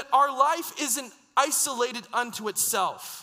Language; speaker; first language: English; native; English